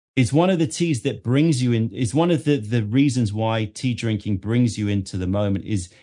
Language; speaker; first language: English; native; English